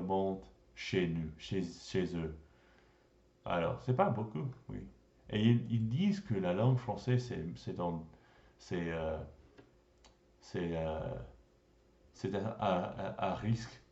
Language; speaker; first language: French; non-native, learner; English